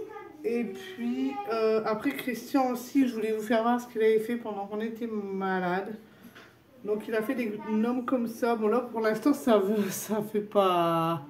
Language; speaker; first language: French; native; French